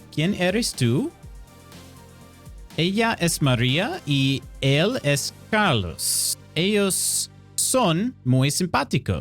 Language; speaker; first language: Spanish; non-native, learner; English